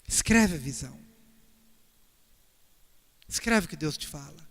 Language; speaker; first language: Portuguese; native; Portuguese